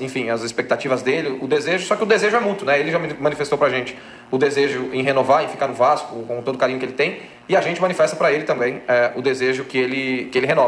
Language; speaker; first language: Portuguese; native; Portuguese